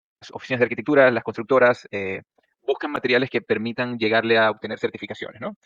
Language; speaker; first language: Spanish; native; Spanish